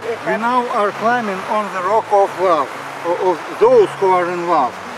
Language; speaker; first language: English; non-native, learner; Russian